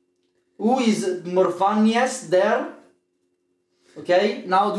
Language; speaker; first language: English; non-native, learner; Italian